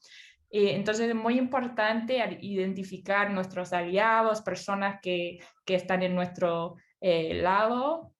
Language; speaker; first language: Spanish; non-native, fluent; English